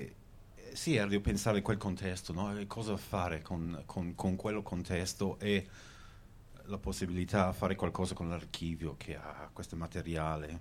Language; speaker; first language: Italian; early bilingual, heritage; Venetian